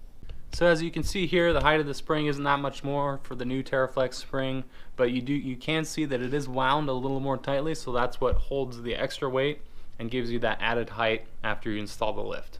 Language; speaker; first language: English; native; English